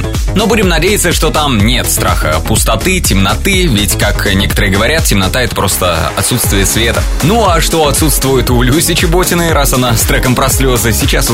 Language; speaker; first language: Russian; native; Russian